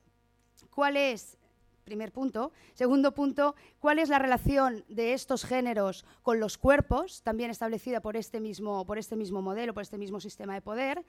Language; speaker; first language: Spanish; native; Spanish